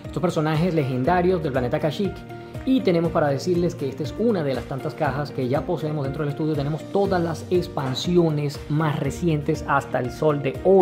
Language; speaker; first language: Spanish; native; Spanish